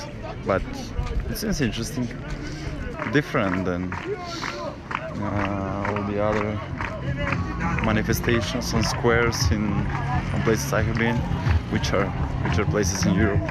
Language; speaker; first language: English; non-native, fluent; Macedonian